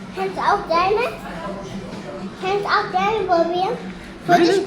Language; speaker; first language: German; early bilingual, heritage; Amharic